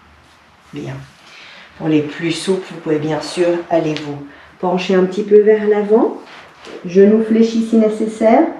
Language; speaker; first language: French; native; French